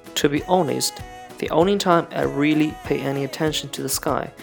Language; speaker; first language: English; non-native, fluent; Chinese